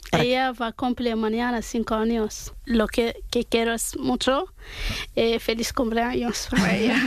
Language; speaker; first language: Spanish; non-native, learner; Arabic